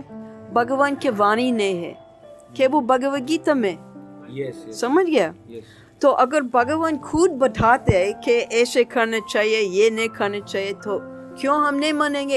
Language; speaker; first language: Hindi; non-native, fluent; English